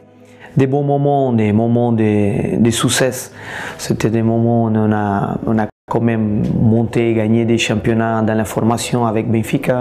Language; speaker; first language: French; non-native, fluent; Portuguese